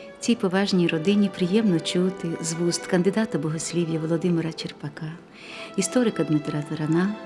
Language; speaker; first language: Ukrainian; native; Ukrainian